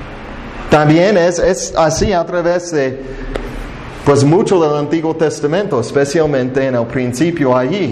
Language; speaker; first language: Spanish; non-native, fluent; English